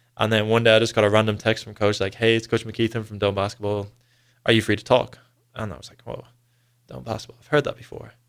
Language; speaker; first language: English; native; English